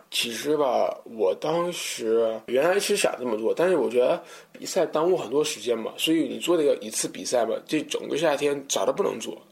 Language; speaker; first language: Chinese; non-native, fluent; English